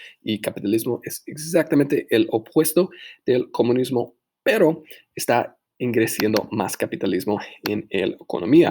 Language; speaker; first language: Spanish; non-native, fluent; English